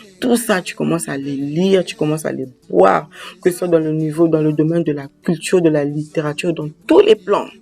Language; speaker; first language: French; native; French